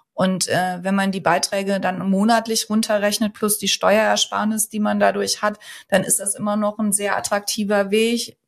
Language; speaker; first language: German; native; German